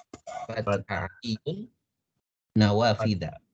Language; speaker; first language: Arabic; non-native, learner; Indonesian